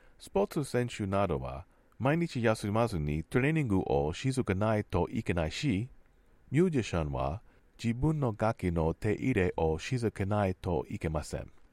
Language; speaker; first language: Japanese; non-native, learner; English